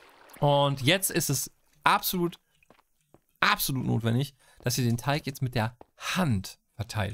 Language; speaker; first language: German; native; German